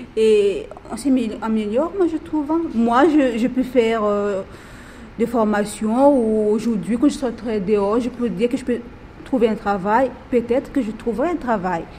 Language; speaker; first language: French; non-native, local second language; Malagasy